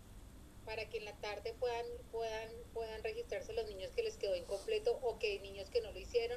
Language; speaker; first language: Spanish; native; Spanish